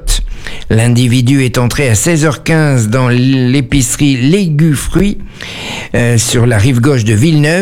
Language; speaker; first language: French; native; French